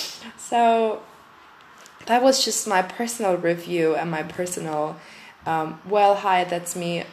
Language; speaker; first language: English; non-native, fluent; German